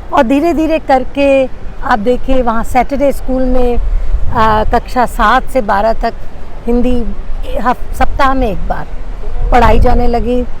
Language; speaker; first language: Hindi; native; Hindi